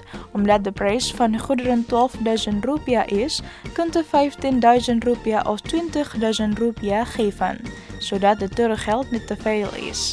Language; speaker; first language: Dutch; non-native, learner; Indonesian